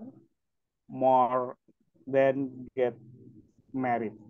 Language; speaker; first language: English; non-native, learner; Indonesian